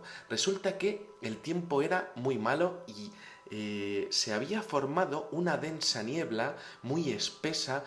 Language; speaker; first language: Spanish; native; Spanish